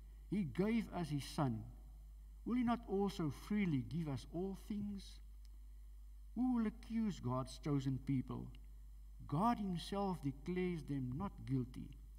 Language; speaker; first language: English; non-native, local second language; Afrikaans